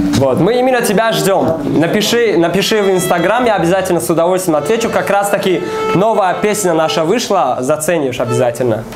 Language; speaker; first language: Russian; non-native, local second language; Tajik